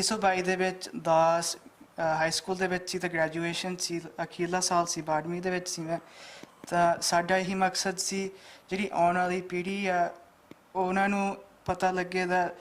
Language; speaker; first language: Punjabi; early bilingual, heritage; Punjabi